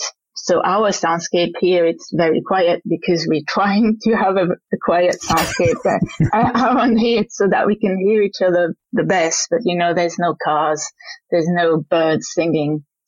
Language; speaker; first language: English; non-native, fluent; French